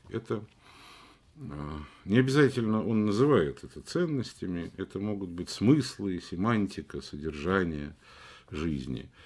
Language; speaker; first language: Russian; native; Russian